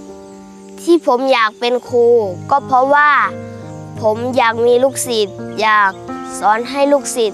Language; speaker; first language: Thai; non-native, local second language; Northeastern Thai